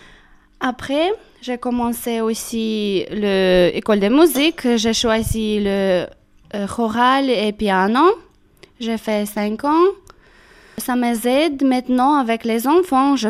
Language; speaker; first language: French; non-native, learner; Russian